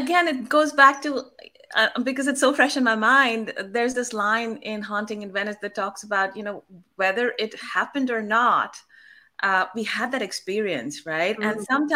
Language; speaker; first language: English; non-native, local second language; Bangla